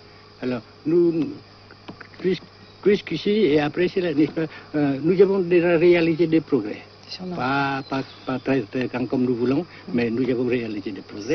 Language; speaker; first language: French; non-native, local second language; Vietnamese